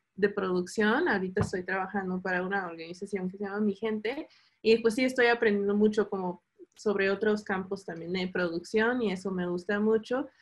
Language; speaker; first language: Spanish; early bilingual, heritage; Spanish